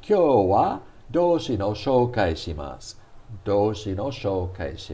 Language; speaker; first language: Japanese; non-native, fluent; English